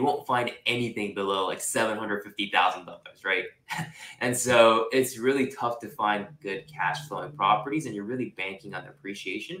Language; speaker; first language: English; non-native, local second language; Japanese